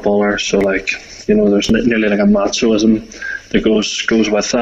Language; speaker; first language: English; native; English